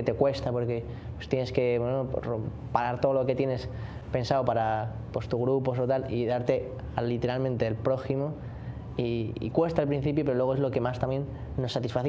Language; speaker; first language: Spanish; native; Spanish